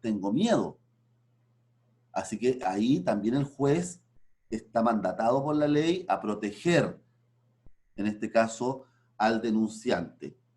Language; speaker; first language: Spanish; native; Spanish